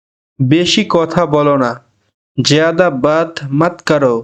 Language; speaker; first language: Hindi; non-native, fluent; Bangla